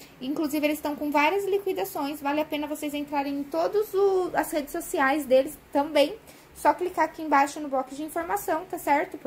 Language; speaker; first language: Portuguese; native; Portuguese